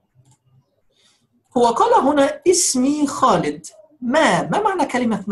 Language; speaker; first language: Arabic; native; Arabic